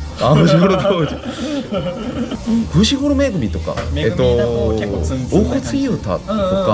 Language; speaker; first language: Japanese; non-native, learner; Korean